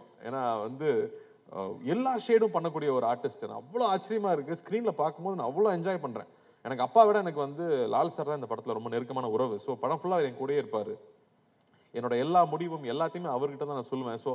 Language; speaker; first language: Tamil; native; Tamil